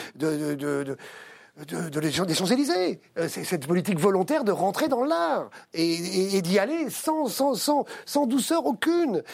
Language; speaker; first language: French; native; French